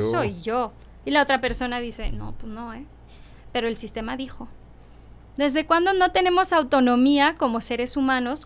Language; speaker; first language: Spanish; early bilingual, heritage; Spanish